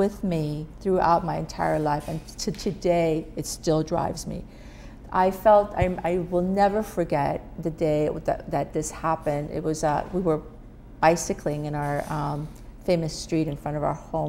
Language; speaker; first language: English; non-native, fluent; Persian